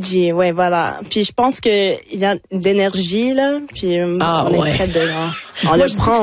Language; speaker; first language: French; non-native, local second language; English